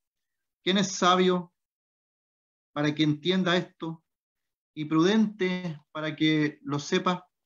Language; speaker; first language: Spanish; native; Spanish